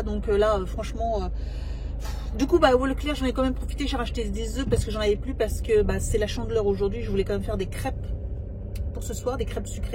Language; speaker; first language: French; native; French